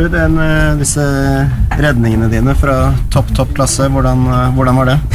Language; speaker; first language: Norwegian; native; Norwegian